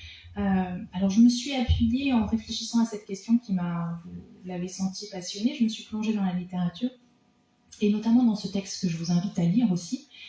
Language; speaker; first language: French; native; French